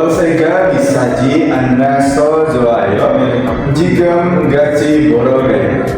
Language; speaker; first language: Korean; non-native, learner; Indonesian